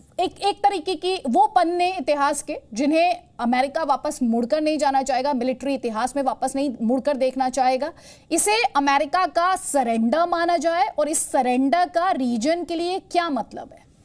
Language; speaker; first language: Hindi; native; Hindi